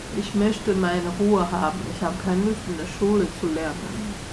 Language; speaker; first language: German; non-native, learner; Chinese